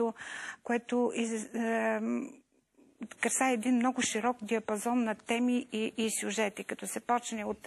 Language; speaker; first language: Bulgarian; native; Bulgarian